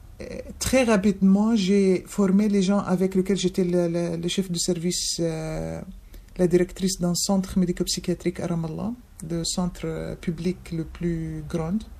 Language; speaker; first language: French; non-native, fluent; Arabic